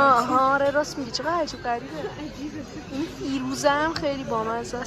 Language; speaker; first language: Persian; native; Persian